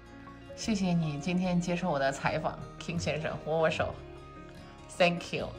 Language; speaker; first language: Chinese; native; Chinese